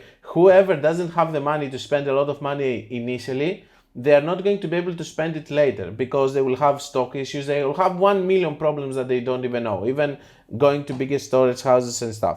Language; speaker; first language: English; non-native, fluent; Greek